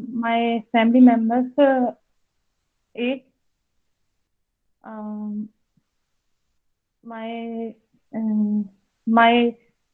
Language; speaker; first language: English; non-native, learner; Hindi